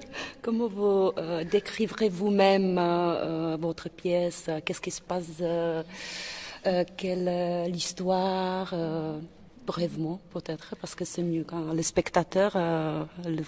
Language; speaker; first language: French; non-native, fluent; Czech